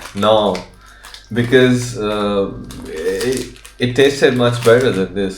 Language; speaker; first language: English; non-native, local second language; Kannada